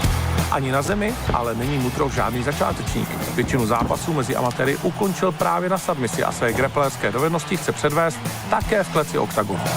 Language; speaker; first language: Czech; native; Czech